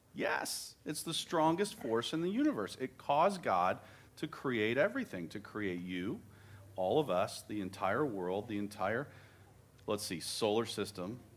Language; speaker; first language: English; native; English